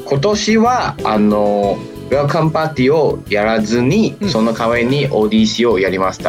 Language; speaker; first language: Japanese; non-native, fluent; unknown